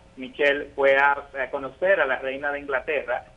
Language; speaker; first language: Spanish; native; Spanish